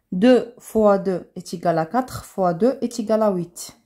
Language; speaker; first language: French; non-native, local second language; Arabic